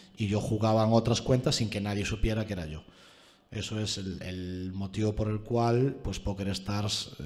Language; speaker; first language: Spanish; native; Spanish